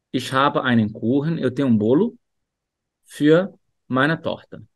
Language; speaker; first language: German; non-native, fluent; Portuguese